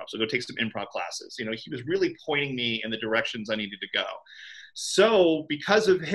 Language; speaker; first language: English; native; English